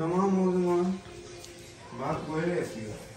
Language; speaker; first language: Turkish; non-native, learner; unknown